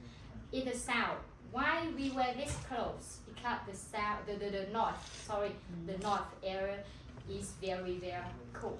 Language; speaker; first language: English; non-native, learner; Hmong